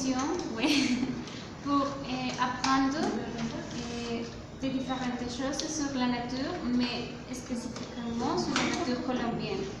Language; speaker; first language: French; non-native, learner; Spanish